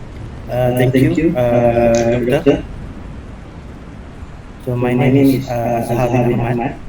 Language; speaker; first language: English; non-native, local second language; Malay